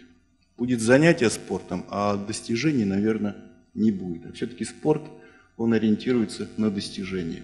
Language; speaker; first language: Russian; native; Russian